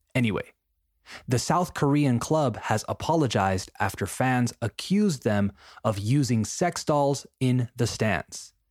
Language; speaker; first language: English; non-native, fluent; Spanish